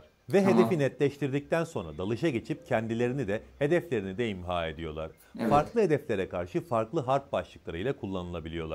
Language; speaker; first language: Turkish; native; Turkish